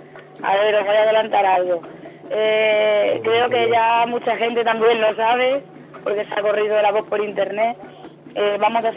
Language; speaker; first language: Spanish; native; Spanish